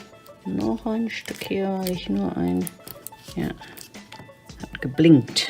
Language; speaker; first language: German; non-native, fluent; English